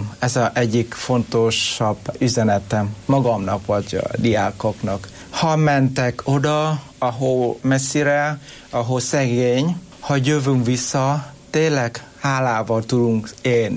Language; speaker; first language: Hungarian; non-native, learner; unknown